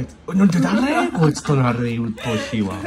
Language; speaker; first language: Japanese; native; Japanese